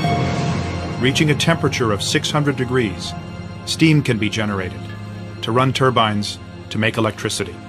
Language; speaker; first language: English; native; English